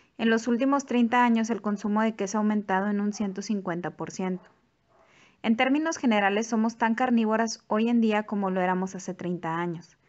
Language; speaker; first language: Spanish; native; Spanish